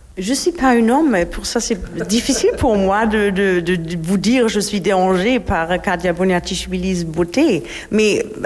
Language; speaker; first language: French; non-native, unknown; German